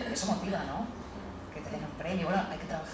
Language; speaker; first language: Spanish; native; Spanish